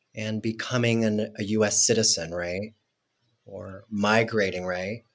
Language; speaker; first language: English; non-native, fluent; Spanish